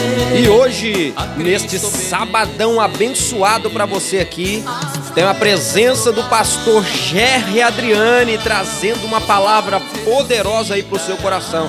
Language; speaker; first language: Portuguese; native; Portuguese